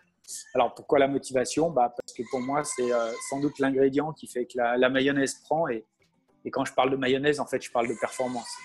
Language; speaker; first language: French; native; French